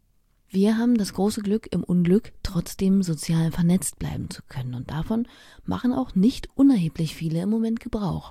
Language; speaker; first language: German; native; German